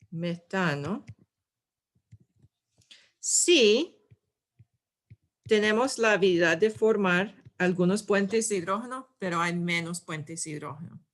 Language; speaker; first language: Spanish; non-native, fluent; English